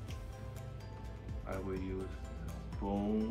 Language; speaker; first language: English; non-native, learner; Chinese